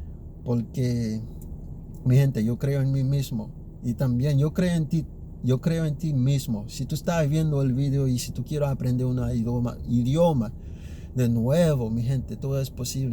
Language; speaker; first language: Spanish; early bilingual, other home language; Haitian Creole